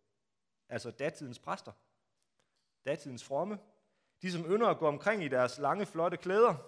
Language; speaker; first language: Danish; native; Danish